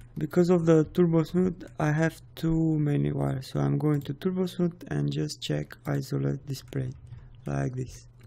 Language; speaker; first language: English; non-native, fluent; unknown